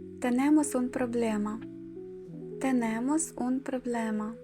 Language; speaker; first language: Spanish; non-native, fluent; Ukrainian